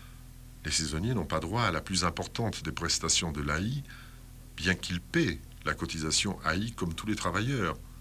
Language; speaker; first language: French; native; French